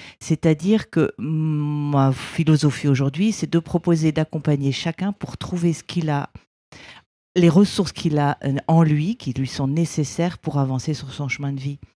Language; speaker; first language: French; native; French